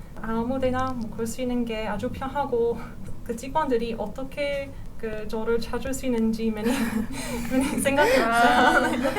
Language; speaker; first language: Korean; non-native, fluent; English